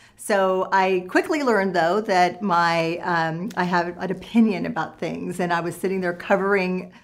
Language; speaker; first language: English; native; English